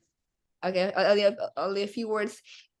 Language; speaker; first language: English; non-native, fluent; Vietnamese